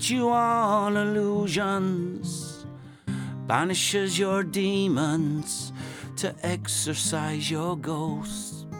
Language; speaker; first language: English; native; English